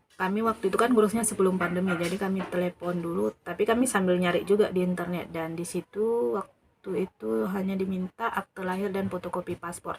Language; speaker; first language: Indonesian; native; Indonesian